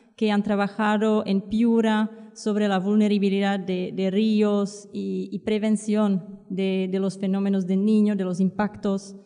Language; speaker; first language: Spanish; non-native, fluent; Czech